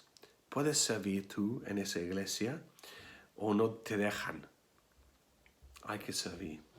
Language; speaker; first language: Spanish; non-native, fluent; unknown